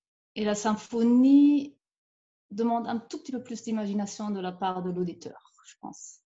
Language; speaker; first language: French; non-native, fluent; German